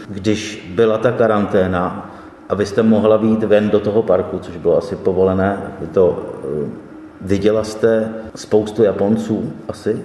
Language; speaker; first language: Czech; native; Czech